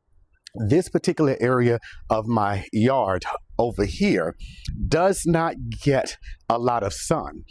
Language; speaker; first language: English; native; English